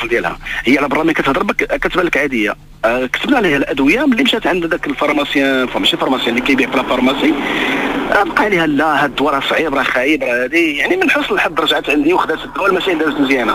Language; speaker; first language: Arabic; native; Arabic